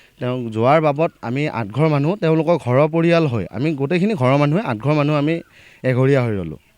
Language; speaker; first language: Assamese; native; Assamese